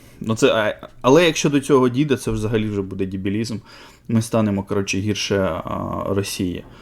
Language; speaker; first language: Ukrainian; native; Ukrainian